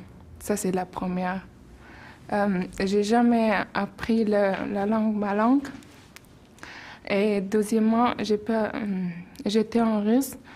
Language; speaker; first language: French; non-native, learner; Persian